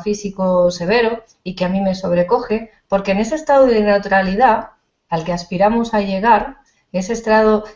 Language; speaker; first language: Spanish; native; Spanish